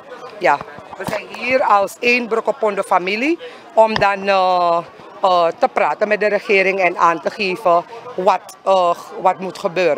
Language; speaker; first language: Dutch; non-native, local second language; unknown